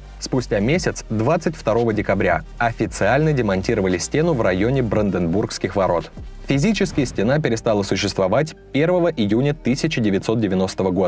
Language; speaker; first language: Russian; native; Russian